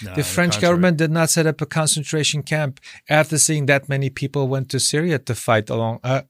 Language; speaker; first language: English; non-native, fluent; Chinese